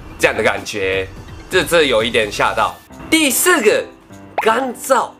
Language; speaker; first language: Chinese; non-native, fluent; Japanese